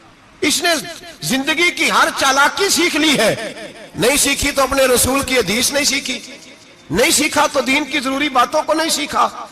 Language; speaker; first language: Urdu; non-native, local second language; Punjabi